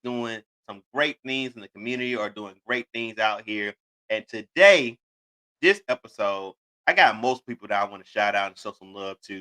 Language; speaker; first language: English; native; English